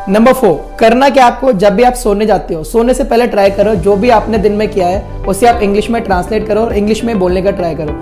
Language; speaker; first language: Hindi; native; Hindi